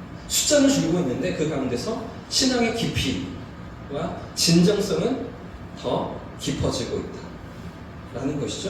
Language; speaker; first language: Korean; native; Korean